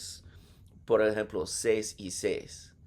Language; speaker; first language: Spanish; non-native, learner; English